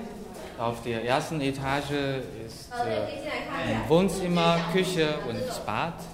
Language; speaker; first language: German; non-native, fluent; Chinese